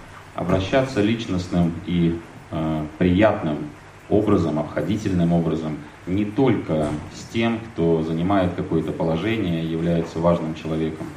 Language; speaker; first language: Russian; native; Russian